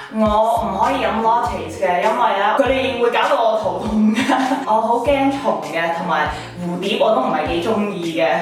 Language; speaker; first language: Cantonese; early bilingual, heritage; Cantonese